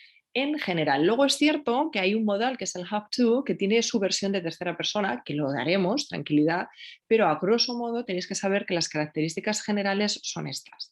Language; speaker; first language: Spanish; native; Spanish